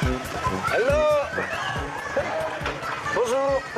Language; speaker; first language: French; native; French